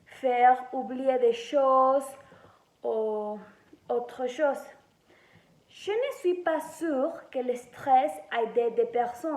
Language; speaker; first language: French; non-native, learner; Spanish